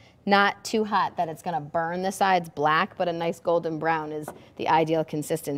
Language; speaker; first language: English; native; English